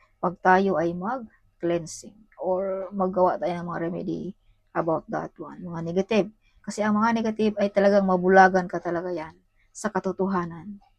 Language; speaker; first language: Filipino; non-native, local second language; Cebuano